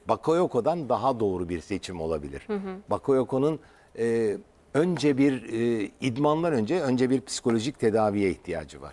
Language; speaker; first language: Turkish; native; Turkish